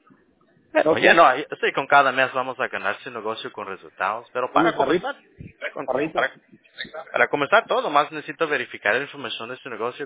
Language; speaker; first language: Spanish; early bilingual, heritage; Spanish